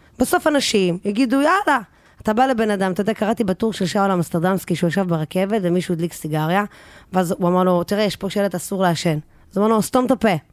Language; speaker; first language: Hebrew; native; Hebrew